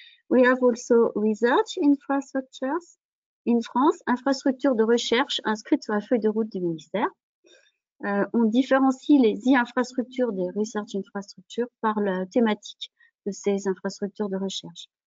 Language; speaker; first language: French; native; French